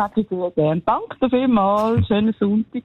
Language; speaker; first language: German; native; German